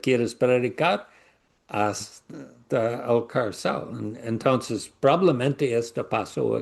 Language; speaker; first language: Spanish; non-native, learner; English